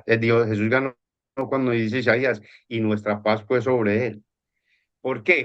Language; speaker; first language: Spanish; native; Spanish